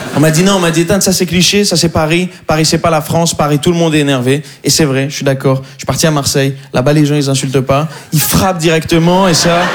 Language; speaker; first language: French; native; French